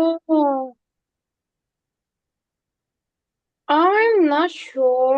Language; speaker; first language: English; non-native, learner; Korean